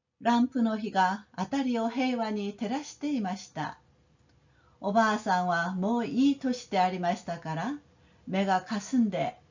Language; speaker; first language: Japanese; non-native, fluent; Korean